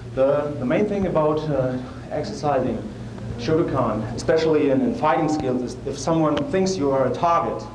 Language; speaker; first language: English; non-native, fluent; German